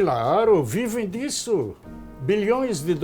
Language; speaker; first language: Portuguese; non-native, fluent; Arabic